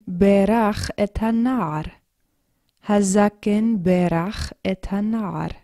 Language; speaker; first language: Hebrew; non-native, fluent; English